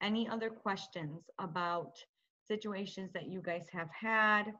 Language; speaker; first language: English; native; English